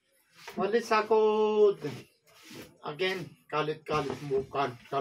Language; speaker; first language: Filipino; non-native, learner; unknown